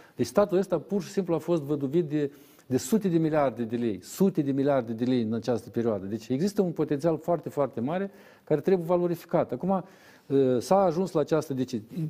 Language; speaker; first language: Romanian; native; Romanian